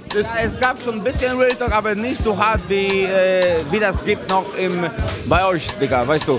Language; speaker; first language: German; non-native, fluent; Polish